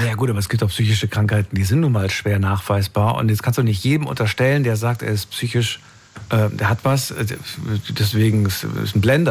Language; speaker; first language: German; native; German